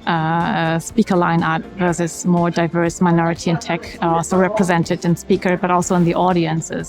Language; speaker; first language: English; non-native, fluent; German